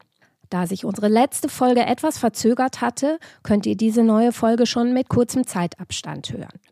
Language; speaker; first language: German; native; German